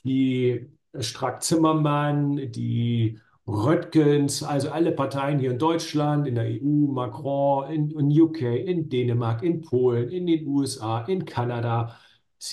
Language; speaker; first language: German; native; German